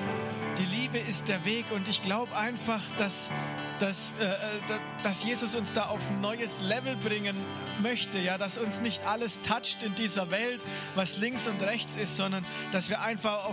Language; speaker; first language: German; native; German